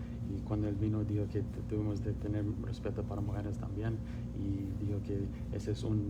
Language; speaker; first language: Spanish; non-native, learner; Pashto